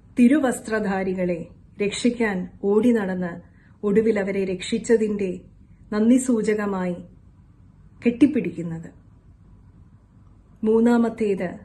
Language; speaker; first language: Malayalam; native; Malayalam